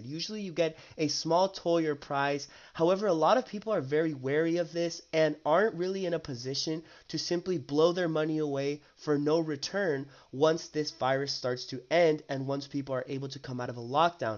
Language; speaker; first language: English; native; English